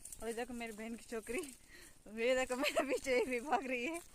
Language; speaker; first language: Hindi; non-native, local second language; Marathi